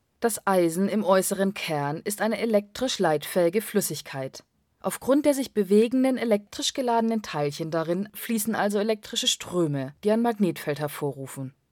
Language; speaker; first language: German; native; German